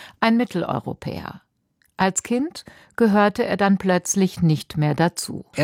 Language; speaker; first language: German; native; German